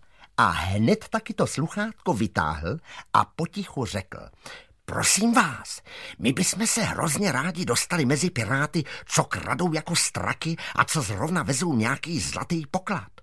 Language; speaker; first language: Czech; native; Czech